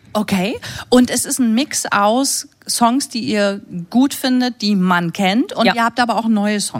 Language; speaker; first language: German; native; German